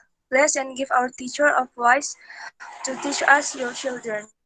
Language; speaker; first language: English; non-native, learner; Indonesian